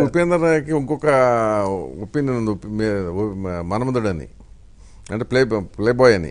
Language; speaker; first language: Telugu; native; Telugu